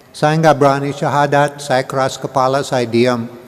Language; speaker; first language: Indonesian; non-native, learner; English